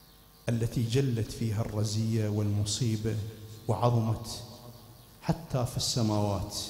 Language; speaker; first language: Arabic; native; Arabic